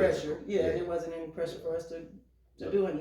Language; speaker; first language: English; native; English